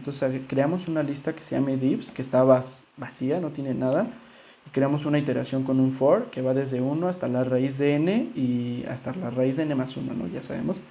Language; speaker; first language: Spanish; native; Spanish